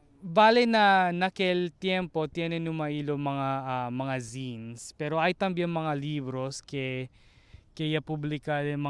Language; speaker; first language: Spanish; non-native, learner; Chavacano